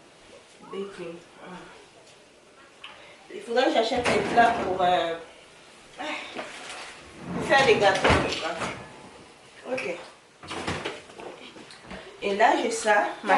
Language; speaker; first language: French; non-native, local second language; Lingala